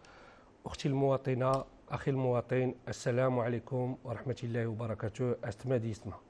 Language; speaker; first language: Arabic; native; Arabic